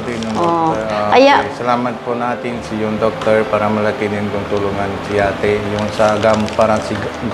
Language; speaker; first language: Filipino; non-native, learner; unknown